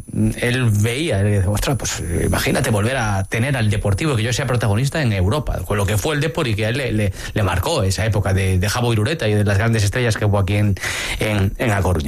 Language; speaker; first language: Spanish; native; Spanish